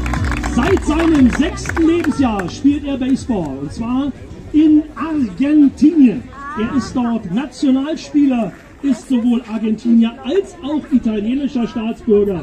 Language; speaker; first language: German; native; German